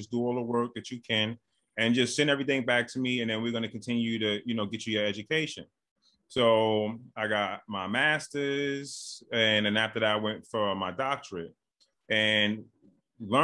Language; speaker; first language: English; native; English